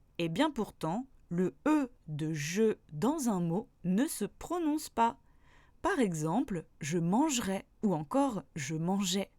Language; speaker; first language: French; native; French